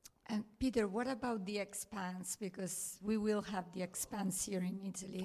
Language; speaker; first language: English; non-native, fluent; Italian